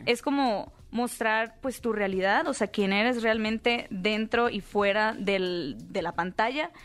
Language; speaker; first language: Spanish; native; Spanish